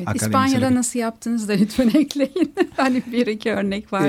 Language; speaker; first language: Turkish; native; Turkish